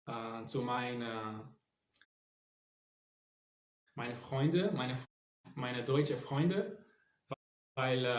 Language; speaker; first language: German; non-native, learner; Portuguese